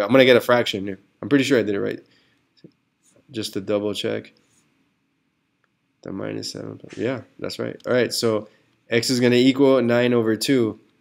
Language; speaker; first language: English; early bilingual, other home language; Spanish